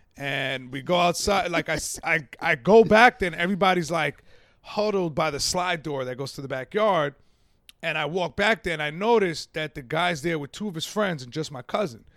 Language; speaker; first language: English; native; English